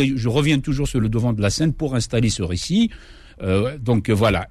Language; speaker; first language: French; non-native, local second language; Kabyle